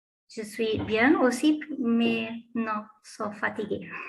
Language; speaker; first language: French; non-native, learner; Portuguese